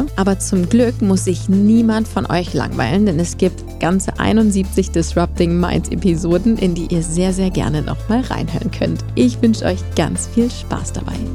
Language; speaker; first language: German; native; German